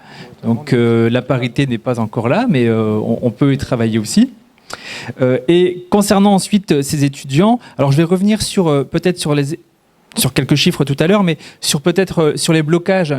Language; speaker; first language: French; native; French